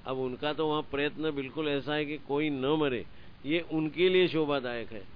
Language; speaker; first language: Hindi; non-native, local second language; Gujarati